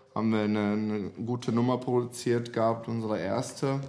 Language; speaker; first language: German; non-native, fluent; Serbian